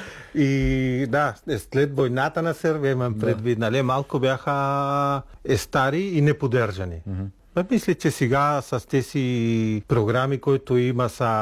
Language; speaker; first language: Bulgarian; non-native, fluent; Spanish